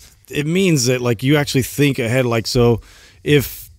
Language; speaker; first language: English; native; English